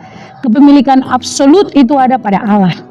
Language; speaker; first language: Indonesian; native; Indonesian